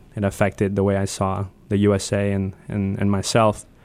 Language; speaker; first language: English; early bilingual, other home language; Spanish